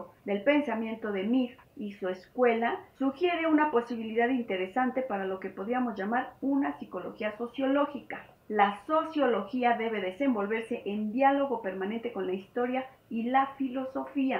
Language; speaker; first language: Spanish; native; Spanish